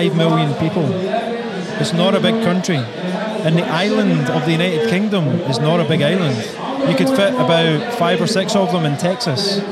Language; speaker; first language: English; native; English